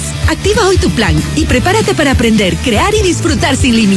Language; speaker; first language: Spanish; native; Spanish